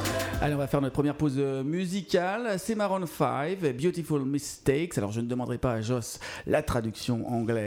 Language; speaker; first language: French; native; French